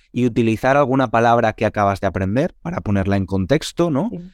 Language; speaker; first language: Spanish; native; Spanish